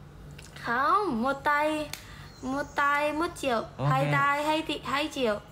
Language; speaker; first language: Vietnamese; non-native, learner; Indonesian